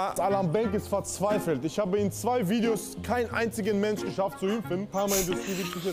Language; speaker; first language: German; early bilingual, other home language; Russian